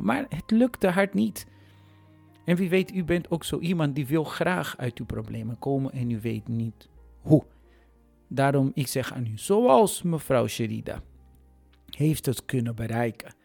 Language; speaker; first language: Dutch; non-native, fluent; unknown